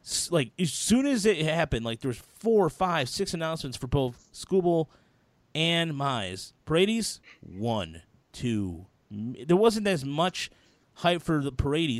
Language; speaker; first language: English; early bilingual, other home language; Spanish